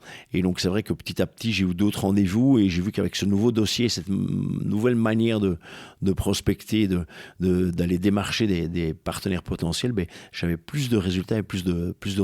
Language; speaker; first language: French; native; French